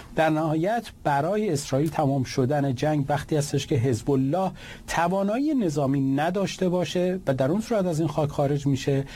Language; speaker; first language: Persian; native; Persian